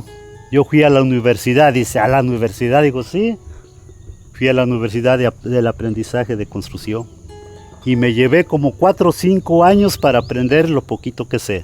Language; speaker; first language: Spanish; native; Spanish